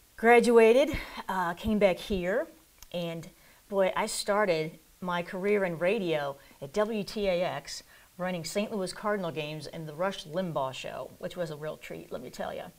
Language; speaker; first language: English; native; English